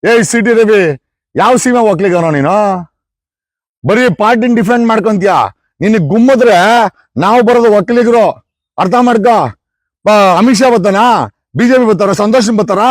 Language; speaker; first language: Kannada; native; Kannada